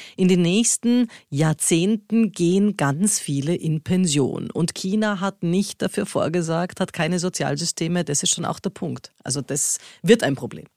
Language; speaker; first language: German; native; German